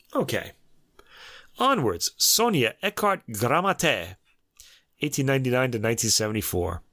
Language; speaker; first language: English; native; English